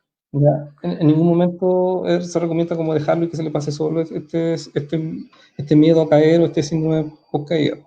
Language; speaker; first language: Spanish; native; Spanish